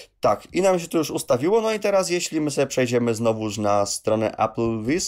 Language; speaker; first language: Polish; native; Polish